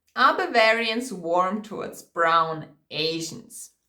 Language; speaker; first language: English; non-native, fluent; German